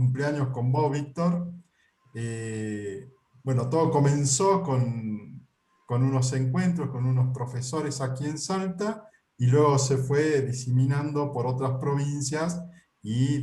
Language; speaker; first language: Spanish; native; Spanish